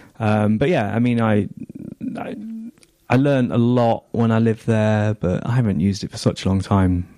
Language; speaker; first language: English; native; English